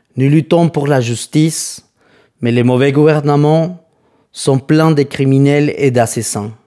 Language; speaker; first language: French; non-native, fluent; Spanish